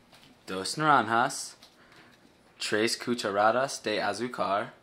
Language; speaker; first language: Spanish; non-native, learner; English